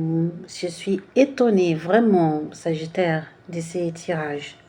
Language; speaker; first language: French; non-native, fluent; Portuguese